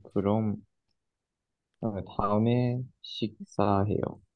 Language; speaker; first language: Korean; non-native, learner; Japanese